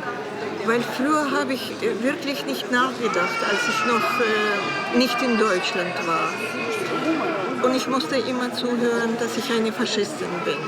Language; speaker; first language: German; non-native, fluent; Russian